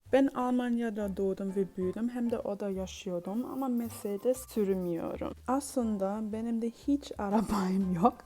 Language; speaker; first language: Turkish; early bilingual, heritage; Turkish